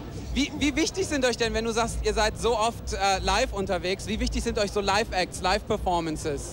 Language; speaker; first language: German; native; German